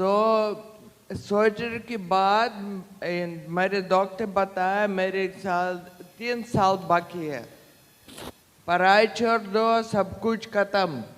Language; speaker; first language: Hindi; non-native, learner; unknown